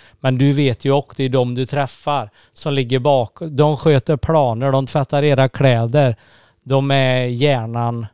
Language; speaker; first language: Swedish; native; Swedish